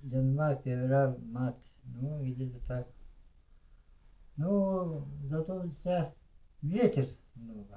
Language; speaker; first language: Russian; non-native, local second language; Yakut